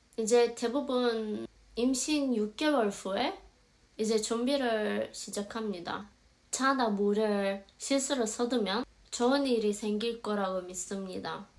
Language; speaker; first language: Korean; non-native, fluent; Azerbaijani